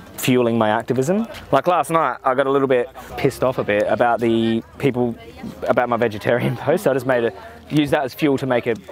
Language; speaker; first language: English; native; English